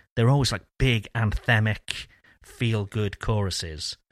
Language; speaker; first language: English; native; English